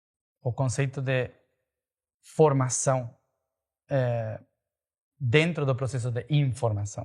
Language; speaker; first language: Portuguese; non-native, fluent; Spanish